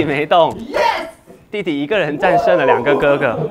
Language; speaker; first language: Chinese; native; Chinese